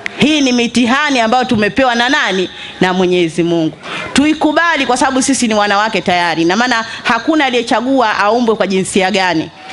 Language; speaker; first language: Swahili; native; Swahili